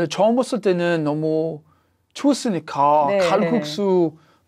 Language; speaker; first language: Korean; non-native, learner; English